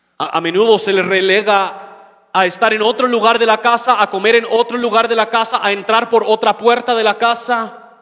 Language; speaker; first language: Spanish; non-native, fluent; English